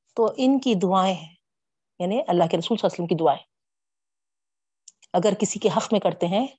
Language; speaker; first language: Urdu; native; Urdu